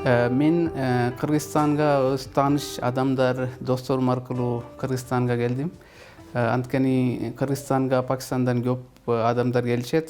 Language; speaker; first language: Kyrgyz; non-native, fluent; Urdu